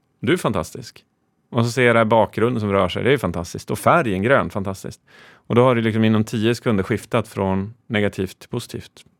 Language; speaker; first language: Swedish; native; Swedish